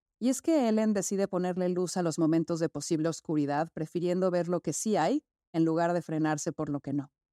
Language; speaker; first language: Spanish; native; Spanish